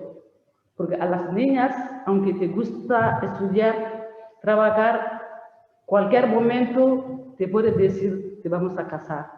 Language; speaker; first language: Spanish; non-native, learner; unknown